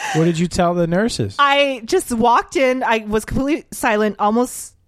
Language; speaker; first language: English; native; English